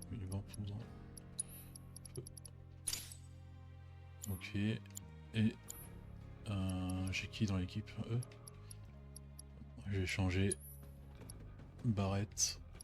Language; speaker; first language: French; native; French